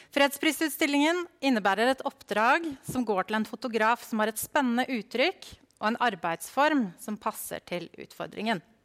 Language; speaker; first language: Norwegian; native; Norwegian